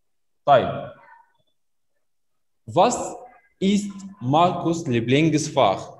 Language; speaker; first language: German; non-native, fluent; Arabic